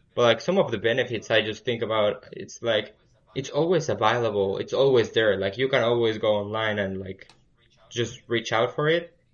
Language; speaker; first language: English; early bilingual, other home language; Spanish